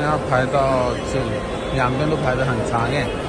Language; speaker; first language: Chinese; non-native, fluent; Hindi